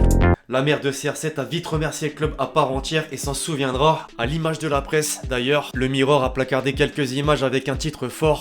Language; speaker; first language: French; native; French